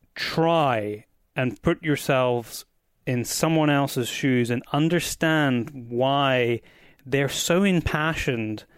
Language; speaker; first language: English; native; English